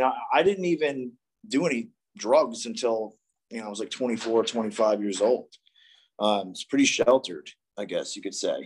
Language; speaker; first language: English; native; English